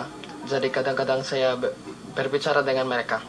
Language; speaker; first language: Indonesian; non-native, learner; Filipino